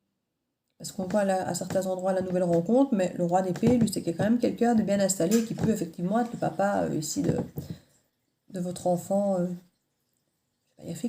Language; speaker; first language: French; native; French